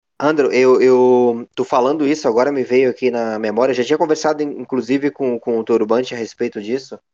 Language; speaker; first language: Portuguese; native; Portuguese